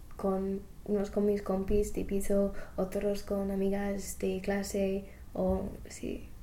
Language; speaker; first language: Spanish; non-native, fluent; English